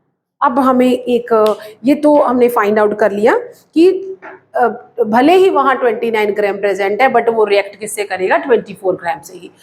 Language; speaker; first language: Hindi; native; Hindi